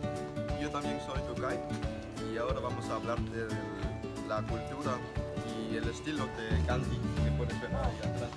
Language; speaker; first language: Spanish; non-native, learner; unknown